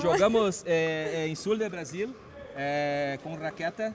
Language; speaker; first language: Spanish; non-native, learner; Portuguese